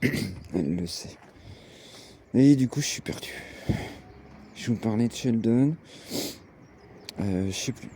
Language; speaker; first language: French; native; French